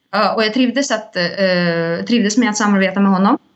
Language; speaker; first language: Swedish; non-native, fluent; Russian